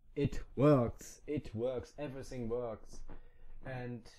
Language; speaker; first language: English; non-native, fluent; German